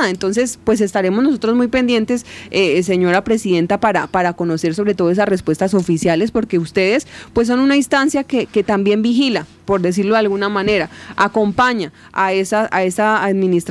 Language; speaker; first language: Spanish; native; Spanish